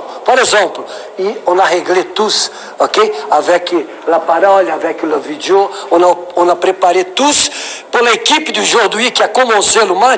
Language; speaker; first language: French; non-native, learner; Portuguese